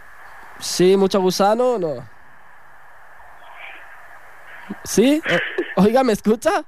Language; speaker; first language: Spanish; native; Spanish